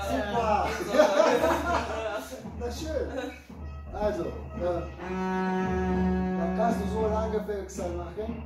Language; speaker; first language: German; non-native, fluent; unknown